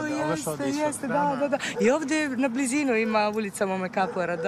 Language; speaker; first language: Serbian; non-native, fluent; Italian